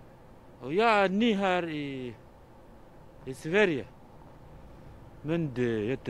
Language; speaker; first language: Swedish; non-native, learner; Arabic